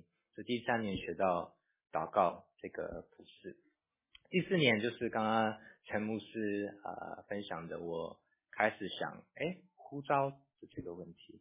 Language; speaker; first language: Chinese; early bilingual, heritage; English